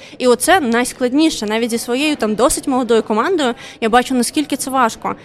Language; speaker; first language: Ukrainian; non-native, local second language; Russian